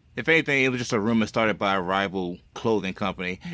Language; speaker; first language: English; native; English